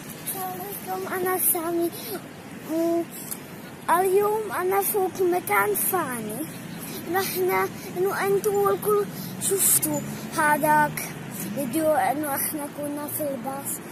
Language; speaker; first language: Arabic; early bilingual, heritage; Arabic